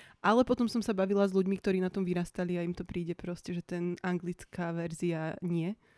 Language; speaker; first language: Slovak; native; Slovak